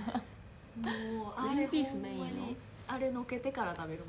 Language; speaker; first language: Japanese; native; Japanese